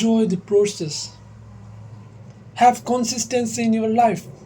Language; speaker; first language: English; non-native, local second language; Nepali